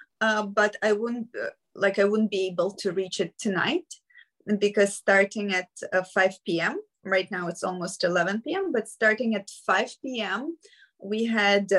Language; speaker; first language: English; non-native, fluent; Ukrainian